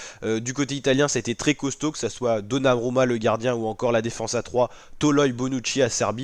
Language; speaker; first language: French; native; French